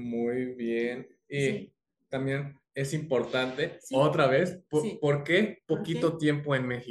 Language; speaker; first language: Spanish; native; Spanish